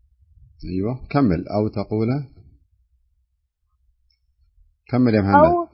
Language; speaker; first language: Arabic; native; Arabic